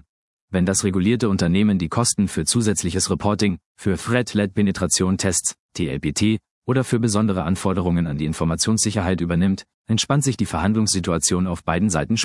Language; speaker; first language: German; native; German